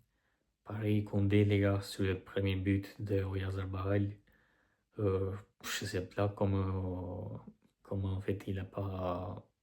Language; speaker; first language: French; non-native, fluent; Albanian